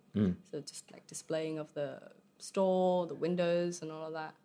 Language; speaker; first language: English; early bilingual, other home language; Vietnamese